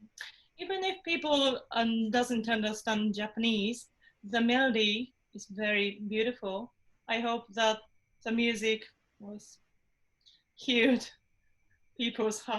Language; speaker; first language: English; non-native, fluent; Japanese